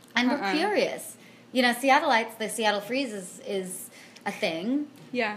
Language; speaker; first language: English; native; English